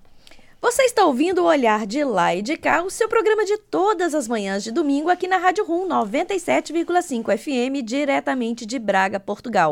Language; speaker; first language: Portuguese; native; Portuguese